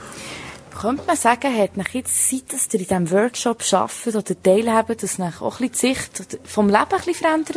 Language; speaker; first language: German; native; German